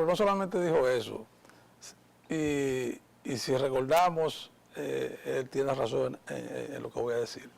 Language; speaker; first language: Spanish; native; Spanish